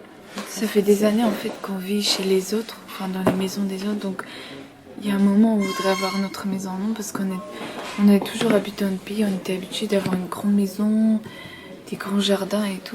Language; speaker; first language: French; early bilingual, other home language; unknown